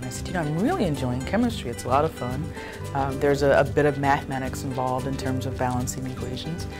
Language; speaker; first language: English; native; English